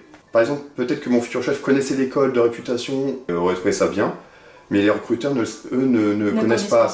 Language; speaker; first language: French; native; French